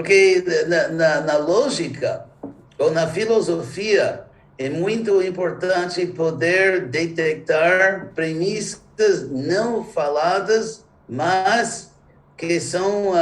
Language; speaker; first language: Portuguese; non-native, fluent; English